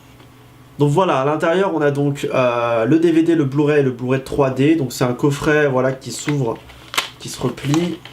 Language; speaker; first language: French; native; French